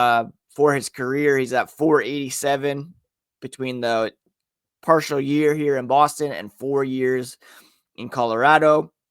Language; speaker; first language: English; native; English